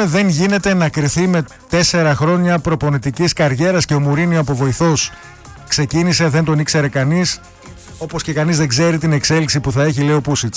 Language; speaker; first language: Greek; native; Greek